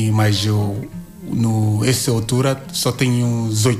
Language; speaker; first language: Portuguese; non-native, learner; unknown